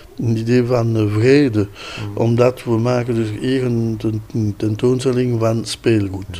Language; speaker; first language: Dutch; non-native, local second language; French